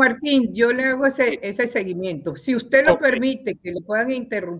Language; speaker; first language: Spanish; native; Spanish